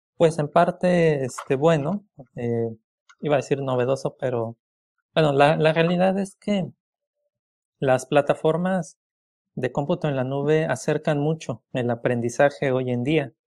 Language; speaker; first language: Spanish; native; Spanish